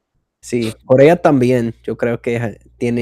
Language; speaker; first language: Spanish; non-native, fluent; English